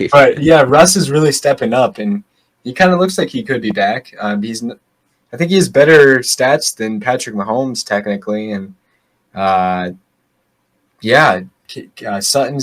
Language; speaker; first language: English; native; English